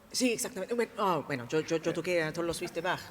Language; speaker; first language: Spanish; non-native, fluent; English